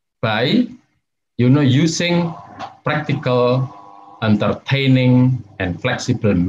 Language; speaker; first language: English; non-native, fluent; Javanese